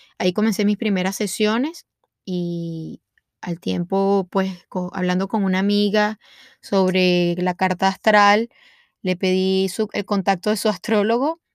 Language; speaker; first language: Spanish; native; Spanish